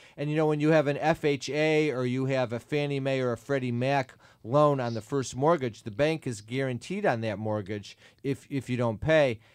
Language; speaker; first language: English; native; English